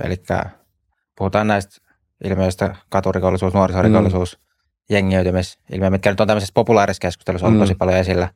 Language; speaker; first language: Finnish; native; Finnish